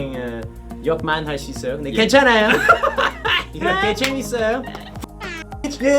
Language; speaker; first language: Korean; non-native, learner; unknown